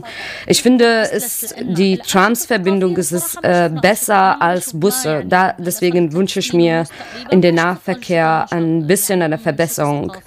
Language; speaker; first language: German; non-native, learner; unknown